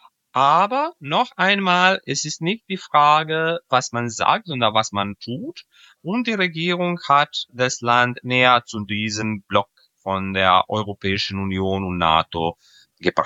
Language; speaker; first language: German; non-native, fluent; Serbian